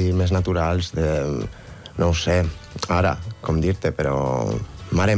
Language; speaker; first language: Catalan; non-native, learner; Spanish